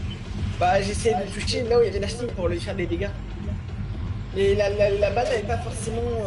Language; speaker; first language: French; native; French